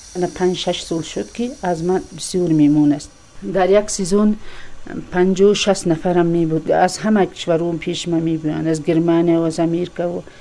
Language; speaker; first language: Tajik; non-native, local second language; Shughni